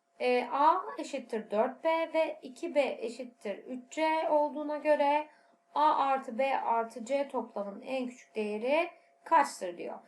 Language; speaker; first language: Turkish; native; Turkish